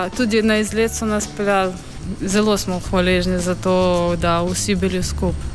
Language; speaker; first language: Slovenian; non-native, fluent; Ukrainian